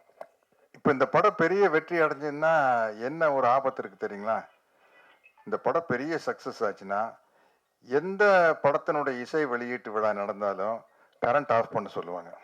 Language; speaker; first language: Tamil; native; Tamil